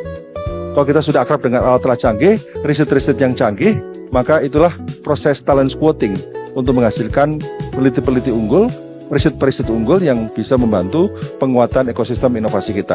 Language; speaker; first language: Indonesian; native; Indonesian